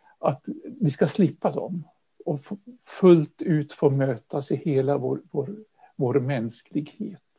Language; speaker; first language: Swedish; native; Swedish